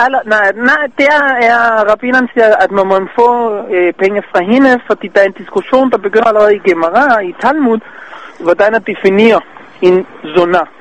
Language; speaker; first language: Danish; non-native, fluent; Hebrew